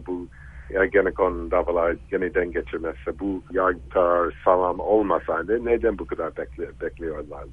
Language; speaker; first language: Turkish; non-native, fluent; English